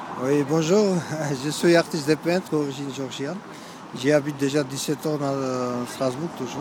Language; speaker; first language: French; non-native, learner; Georgian